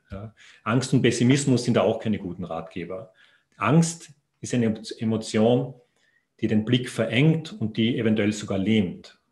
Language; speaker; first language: German; native; German